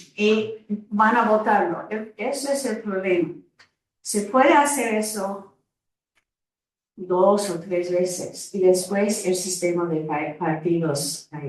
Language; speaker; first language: Spanish; non-native, fluent; English